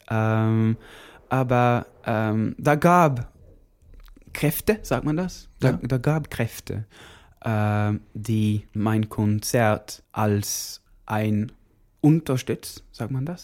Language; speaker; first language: German; non-native, learner; Norwegian